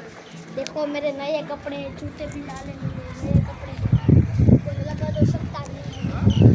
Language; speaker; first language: Hindi; non-native, local second language; Gujarati